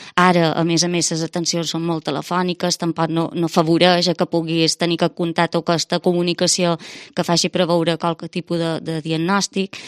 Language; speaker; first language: Catalan; native; Catalan